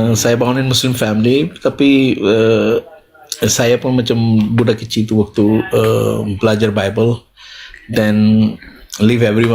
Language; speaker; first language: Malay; non-native, learner; Urdu